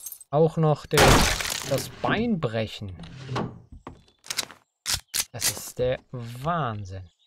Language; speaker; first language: German; native; German